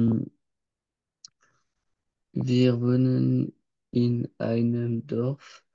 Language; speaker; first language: German; non-native, learner; French